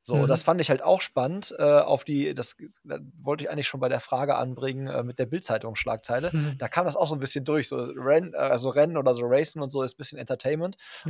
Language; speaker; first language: German; native; German